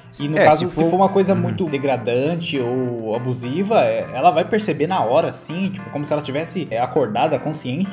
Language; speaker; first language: Portuguese; native; Portuguese